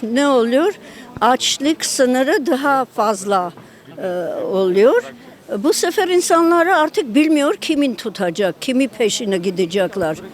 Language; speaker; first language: Turkish; non-native, learner; Armenian